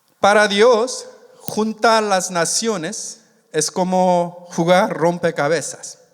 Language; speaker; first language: Spanish; non-native, fluent; Korean